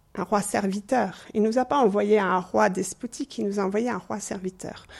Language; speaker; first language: French; non-native, fluent; English